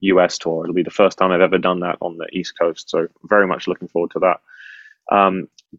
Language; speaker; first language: English; native; English